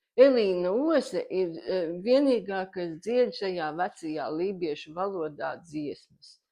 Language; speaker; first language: Latvian; native; Latvian